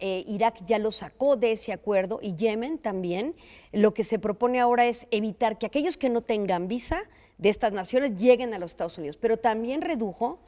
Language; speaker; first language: Spanish; native; Spanish